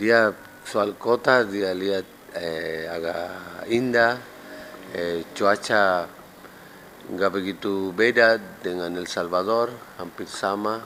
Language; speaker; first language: Indonesian; non-native, fluent; Spanish